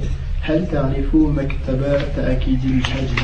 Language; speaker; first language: Arabic; non-native, learner; French